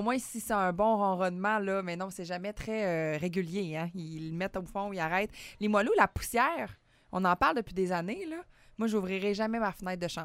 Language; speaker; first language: French; native; French